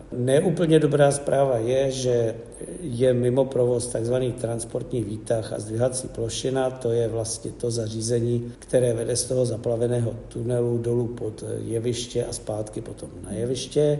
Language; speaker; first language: Czech; native; Czech